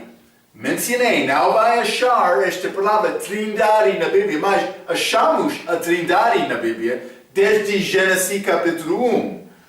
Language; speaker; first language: Portuguese; non-native, fluent; English